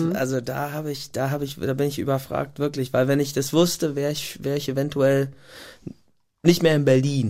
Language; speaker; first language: German; non-native, fluent; English